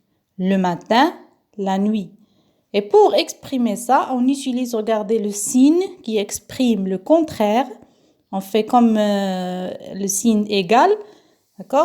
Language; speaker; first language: French; non-native, local second language; Arabic